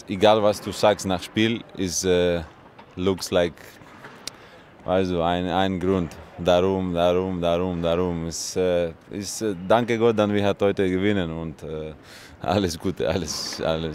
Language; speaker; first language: German; non-native, learner; Russian